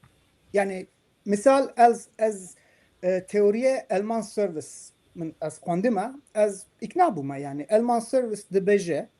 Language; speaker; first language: Kurdish; non-native, local second language; Turkish